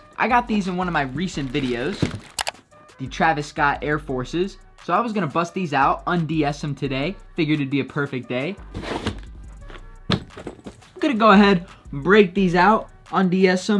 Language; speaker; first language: English; native; English